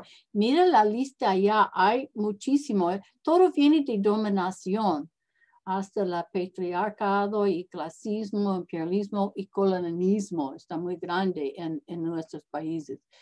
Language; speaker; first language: Spanish; non-native, learner; English